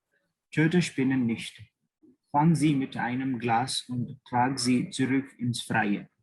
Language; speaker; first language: German; non-native, learner; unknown